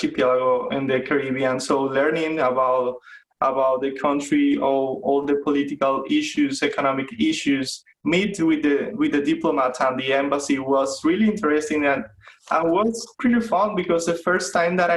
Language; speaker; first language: English; non-native, fluent; Spanish